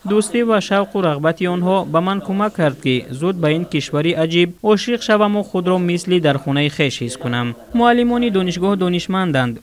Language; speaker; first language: Tajik; non-native, learner; Chinese